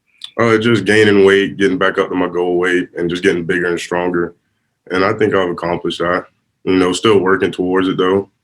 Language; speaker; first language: English; native; English